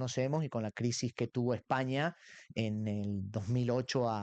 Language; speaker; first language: Spanish; native; Spanish